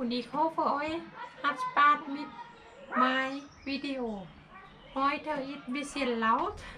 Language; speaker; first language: German; non-native, learner; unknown